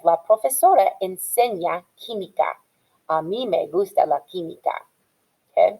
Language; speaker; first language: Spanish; non-native, fluent; English